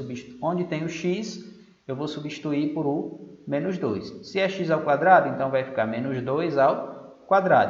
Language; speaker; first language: Portuguese; native; Portuguese